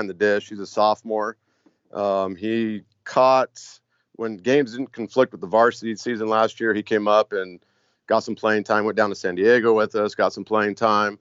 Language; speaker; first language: English; native; English